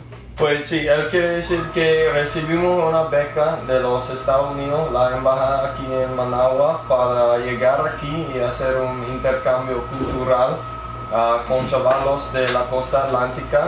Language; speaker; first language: Spanish; early bilingual, heritage; English